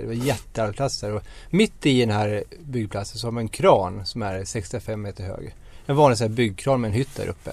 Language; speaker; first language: Swedish; native; Swedish